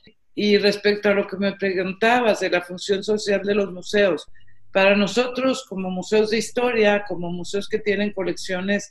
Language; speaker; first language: Spanish; native; Spanish